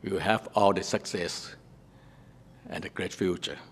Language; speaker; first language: English; non-native, learner; Thai